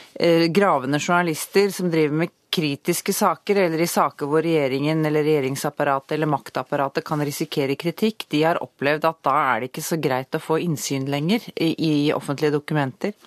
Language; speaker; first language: Norwegian; native; Norwegian